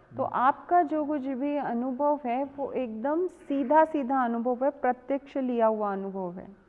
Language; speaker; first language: Hindi; non-native, local second language; Marathi